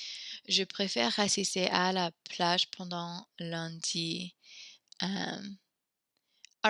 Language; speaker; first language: French; non-native, fluent; English